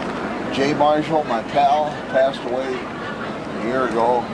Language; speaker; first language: English; native; English